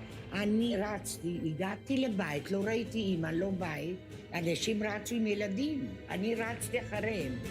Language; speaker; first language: Hebrew; early bilingual, other home language; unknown